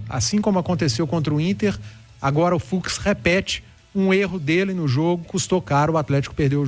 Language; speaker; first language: Portuguese; native; Portuguese